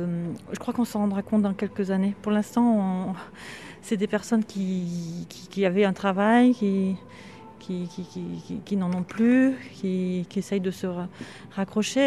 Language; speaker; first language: French; native; French